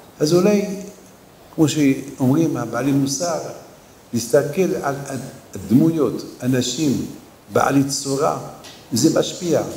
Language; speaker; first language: Hebrew; non-native, fluent; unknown